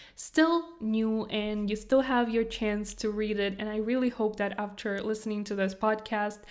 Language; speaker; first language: English; non-native, fluent; Kazakh